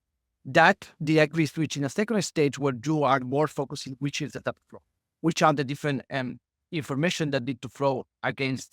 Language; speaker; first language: English; non-native, fluent; Spanish